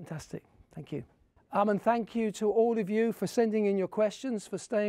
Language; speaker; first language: English; native; English